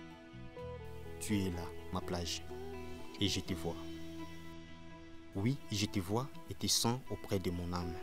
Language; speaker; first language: French; non-native, local second language; Lingala